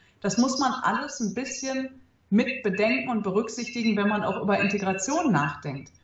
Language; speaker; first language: German; early bilingual, other home language; Arabic